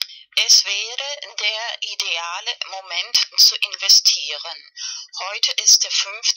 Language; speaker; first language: German; non-native, learner; Spanish